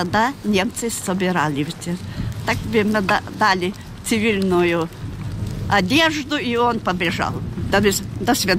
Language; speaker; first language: Russian; non-native, learner; Lithuanian